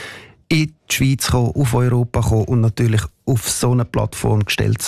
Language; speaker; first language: German; native; German